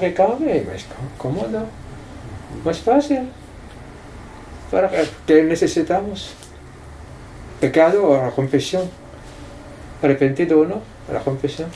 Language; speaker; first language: Spanish; non-native, fluent; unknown